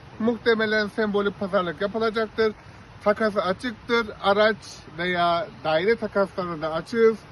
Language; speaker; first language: Turkish; native; Turkish